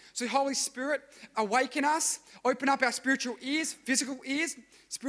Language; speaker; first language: English; native; English